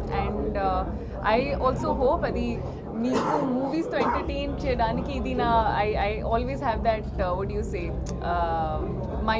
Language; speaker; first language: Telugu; non-native, learner; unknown